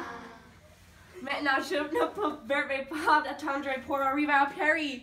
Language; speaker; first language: French; non-native, learner; English